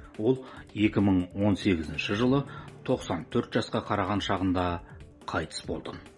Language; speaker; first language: Kazakh; native; Kazakh